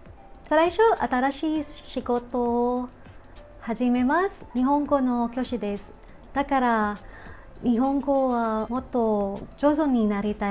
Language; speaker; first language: Japanese; non-native, learner; Filipino